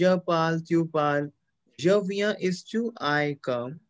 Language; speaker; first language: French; non-native, fluent; Hindi